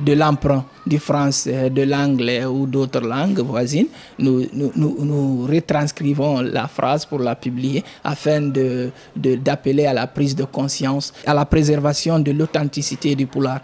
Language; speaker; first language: French; non-native, local second language; Fula